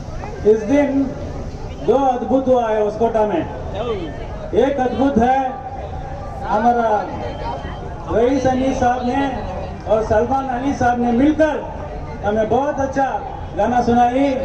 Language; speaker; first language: Hindi; non-native, local second language; Kannada